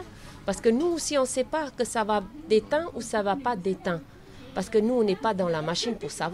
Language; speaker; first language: French; non-native, learner; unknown